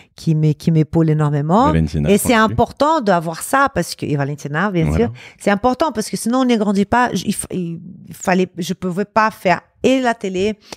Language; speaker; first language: French; non-native, fluent; Portuguese